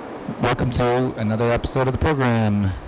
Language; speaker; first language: English; native; English